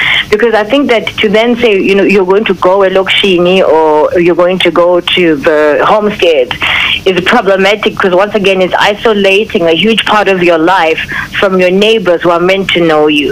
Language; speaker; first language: English; non-native, local second language; Zulu